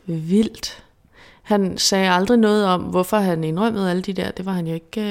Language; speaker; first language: Danish; native; Danish